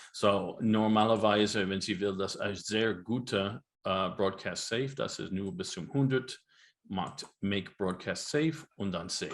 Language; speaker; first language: German; non-native, learner; English